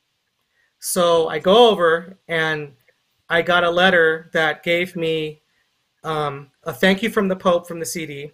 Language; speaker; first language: English; native; English